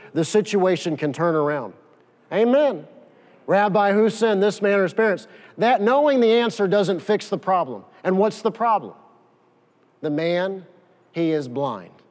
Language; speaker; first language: English; native; English